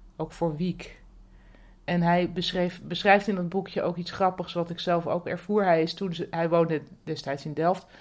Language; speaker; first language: Dutch; native; Dutch